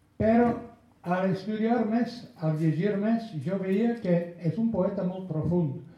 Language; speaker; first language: Catalan; non-native, fluent; English